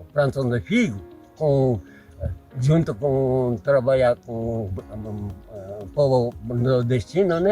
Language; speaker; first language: Portuguese; non-native, learner; Japanese